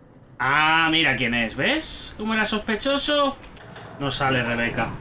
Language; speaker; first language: Spanish; native; Spanish